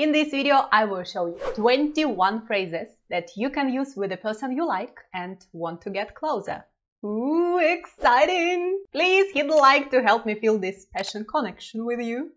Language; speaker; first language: English; non-native, fluent; Russian